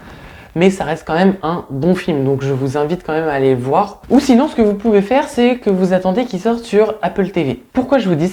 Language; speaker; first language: French; native; French